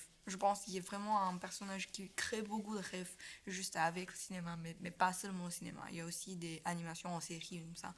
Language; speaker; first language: French; non-native, learner; Chinese